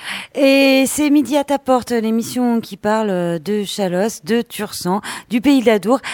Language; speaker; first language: French; native; French